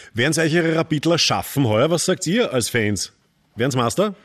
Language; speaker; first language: German; native; German